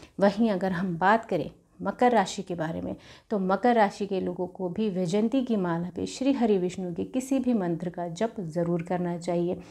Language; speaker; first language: Hindi; native; Hindi